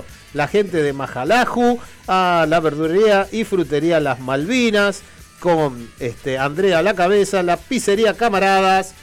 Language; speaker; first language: Spanish; native; Spanish